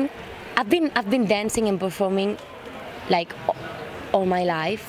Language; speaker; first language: English; non-native, fluent; Spanish